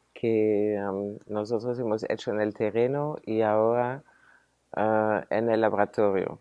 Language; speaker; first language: Spanish; non-native, fluent; Dutch